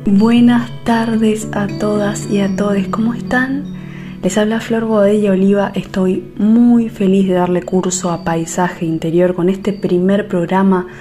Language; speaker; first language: Spanish; native; Spanish